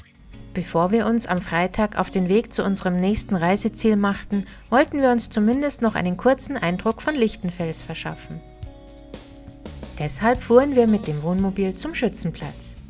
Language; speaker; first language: German; native; German